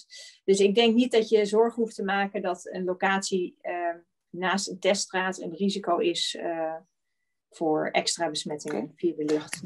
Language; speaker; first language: Dutch; native; Dutch